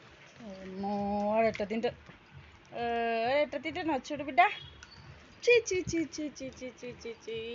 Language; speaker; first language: Telugu; native; Telugu